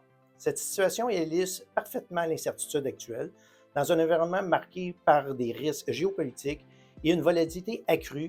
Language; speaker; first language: French; native; French